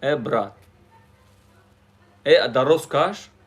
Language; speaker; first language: Russian; non-native, learner; Tajik